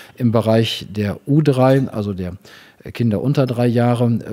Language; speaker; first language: German; native; German